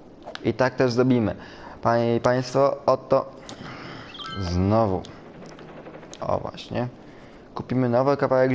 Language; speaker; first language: Polish; native; Polish